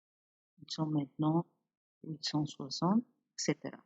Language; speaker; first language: French; non-native, fluent; Arabic